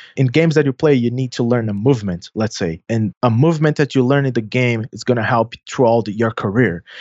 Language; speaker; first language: English; non-native, fluent; Portuguese